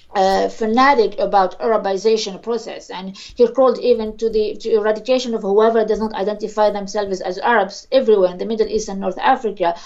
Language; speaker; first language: English; non-native, fluent; Arabic